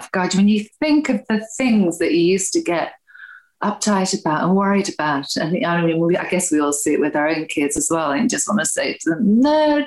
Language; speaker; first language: English; native; English